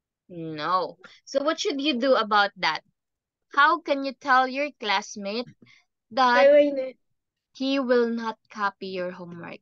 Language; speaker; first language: English; non-native, fluent; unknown